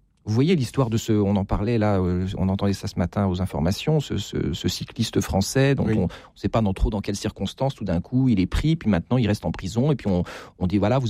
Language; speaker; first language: French; native; French